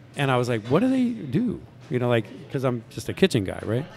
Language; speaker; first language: English; native; English